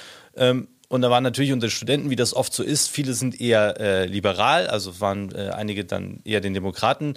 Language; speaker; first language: German; native; German